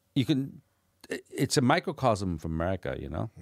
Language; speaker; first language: English; native; English